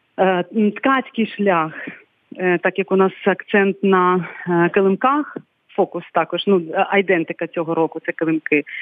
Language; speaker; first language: Ukrainian; non-native, local second language; Bulgarian